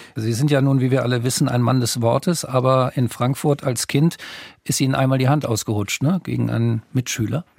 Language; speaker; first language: German; native; German